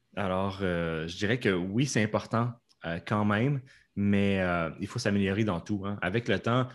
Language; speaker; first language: French; native; French